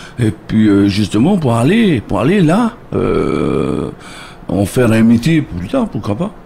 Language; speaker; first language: French; native; French